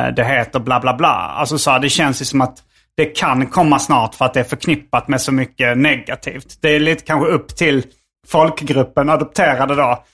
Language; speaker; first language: Swedish; native; Swedish